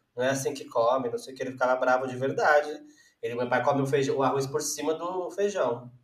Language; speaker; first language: Portuguese; native; Portuguese